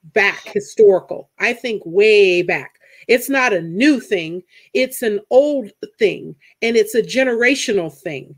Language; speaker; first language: English; native; English